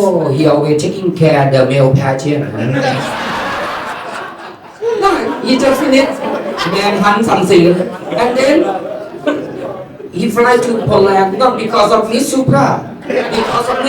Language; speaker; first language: English; non-native, learner; Thai